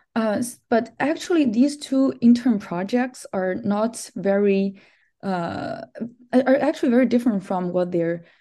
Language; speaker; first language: English; non-native, fluent; Chinese